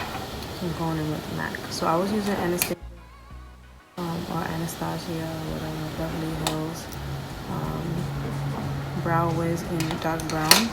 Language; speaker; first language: English; native; English